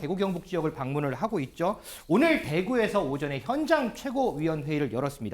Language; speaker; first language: Korean; native; Korean